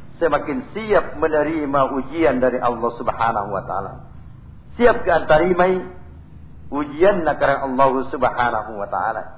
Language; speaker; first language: Indonesian; non-native, local second language; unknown